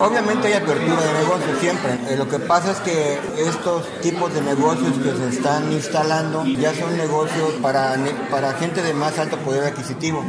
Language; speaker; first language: Spanish; native; Spanish